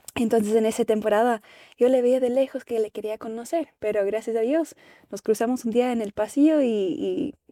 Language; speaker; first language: Spanish; non-native, fluent; English